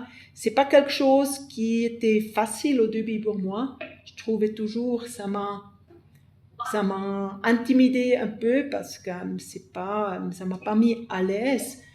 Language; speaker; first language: French; non-native, fluent; German